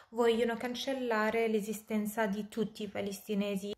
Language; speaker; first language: Italian; non-native, fluent; Arabic